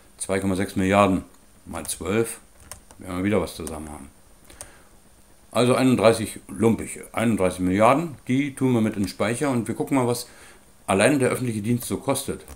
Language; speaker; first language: German; native; German